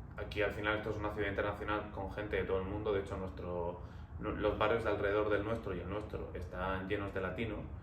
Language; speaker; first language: Spanish; native; Spanish